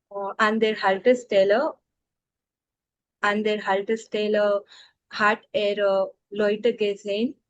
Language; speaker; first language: German; non-native, learner; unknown